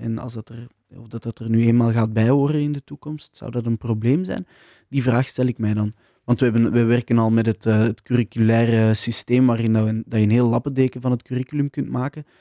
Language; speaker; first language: Dutch; native; Dutch